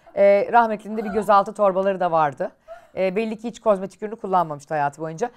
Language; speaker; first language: Turkish; native; Turkish